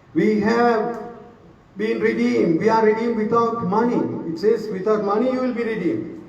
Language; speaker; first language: English; non-native, local second language; Sinhala